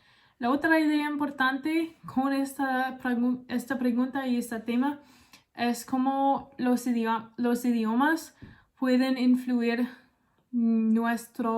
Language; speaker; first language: Spanish; non-native, learner; English